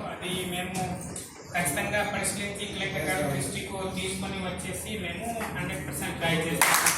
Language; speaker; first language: Telugu; non-native, learner; Hindi